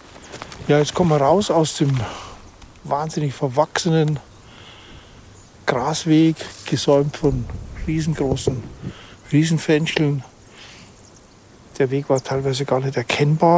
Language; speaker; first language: German; native; German